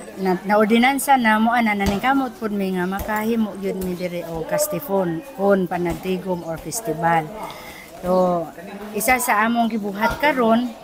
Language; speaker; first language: Cebuano; non-native, local second language; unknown